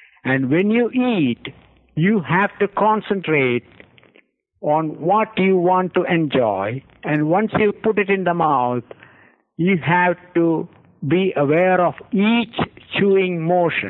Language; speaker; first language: English; non-native, local second language; Malayalam